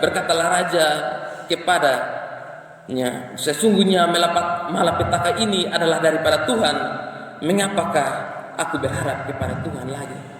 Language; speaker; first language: Indonesian; non-native, local second language; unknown